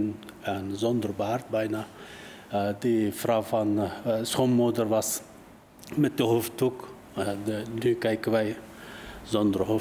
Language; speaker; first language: Dutch; non-native, learner; Uyghur